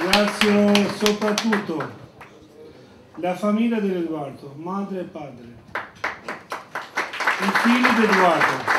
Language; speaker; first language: Italian; non-native, fluent; Albanian